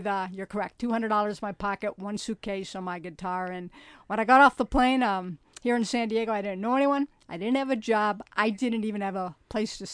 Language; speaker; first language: English; native; English